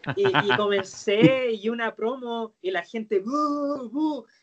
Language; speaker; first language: Spanish; native; Spanish